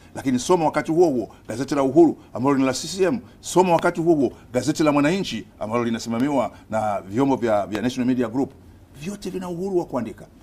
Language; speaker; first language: Swahili; native; Swahili